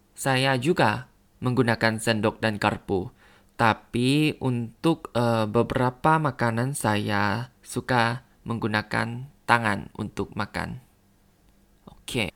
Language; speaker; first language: Indonesian; non-native, learner; Thai